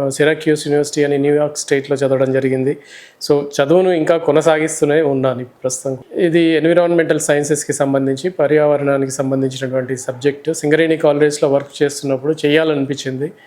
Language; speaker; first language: Telugu; native; Telugu